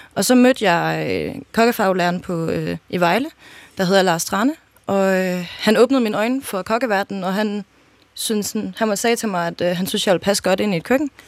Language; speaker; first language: Danish; native; Danish